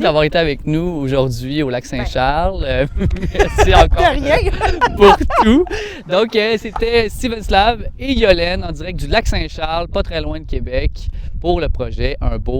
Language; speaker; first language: French; native; French